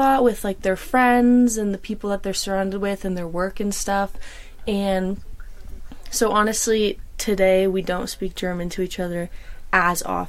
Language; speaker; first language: English; non-native, local second language; German